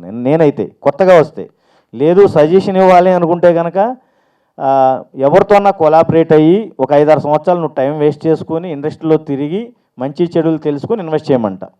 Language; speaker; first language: Telugu; native; Telugu